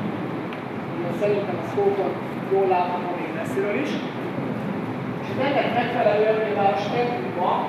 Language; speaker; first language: Hungarian; native; Hungarian